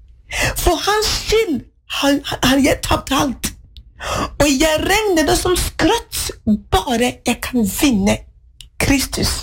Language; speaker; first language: Norwegian; non-native, fluent; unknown